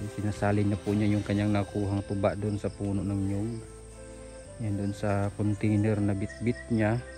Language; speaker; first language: Filipino; non-native, local second language; Cebuano